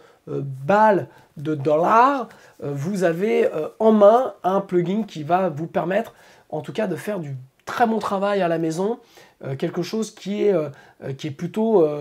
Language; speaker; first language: French; native; French